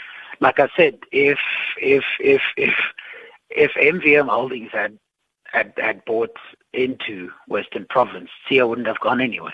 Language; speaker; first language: English; non-native, local second language; Xhosa